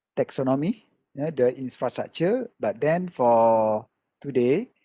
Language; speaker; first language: English; non-native, local second language; Malay